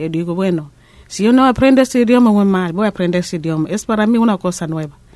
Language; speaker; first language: Spanish; non-native, learner; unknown